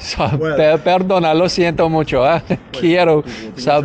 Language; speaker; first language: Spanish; non-native, learner; English